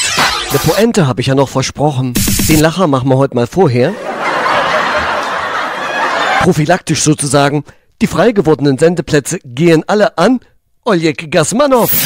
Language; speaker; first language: German; native; German